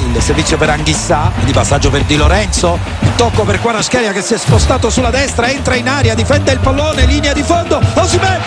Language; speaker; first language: Italian; native; Italian